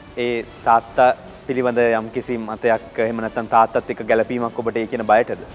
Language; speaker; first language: Sinhala; native; Sinhala